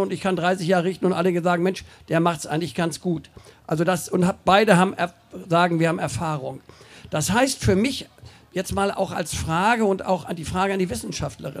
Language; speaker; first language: German; native; German